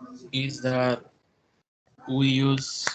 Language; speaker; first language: English; non-native, learner; Spanish